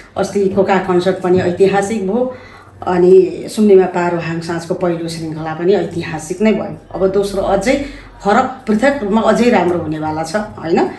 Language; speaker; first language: Nepali; native; Nepali